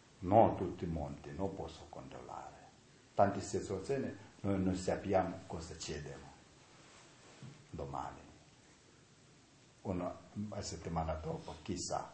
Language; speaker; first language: Italian; non-native, learner; Tibetan